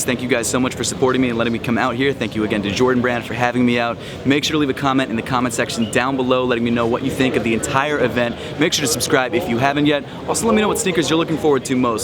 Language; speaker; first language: English; native; English